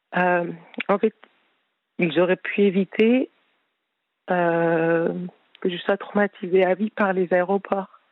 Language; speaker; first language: French; non-native, fluent; Spanish